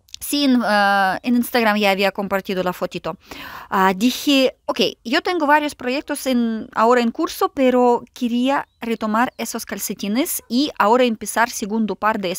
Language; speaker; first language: Spanish; non-native, fluent; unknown